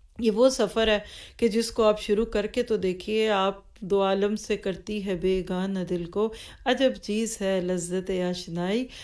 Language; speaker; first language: Urdu; native; Urdu